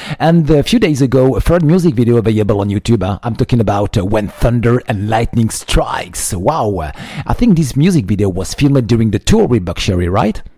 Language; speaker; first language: English; non-native, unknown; French